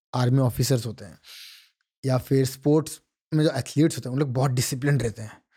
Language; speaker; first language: Hindi; non-native, local second language; Odia